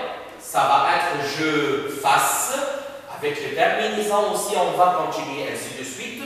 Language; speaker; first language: French; non-native, fluent; Arabic